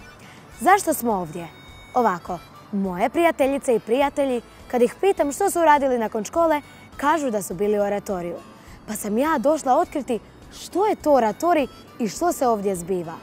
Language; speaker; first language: Croatian; native; Croatian